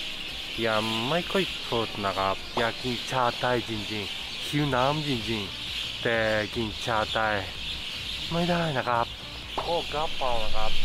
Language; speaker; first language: Thai; non-native, learner; Japanese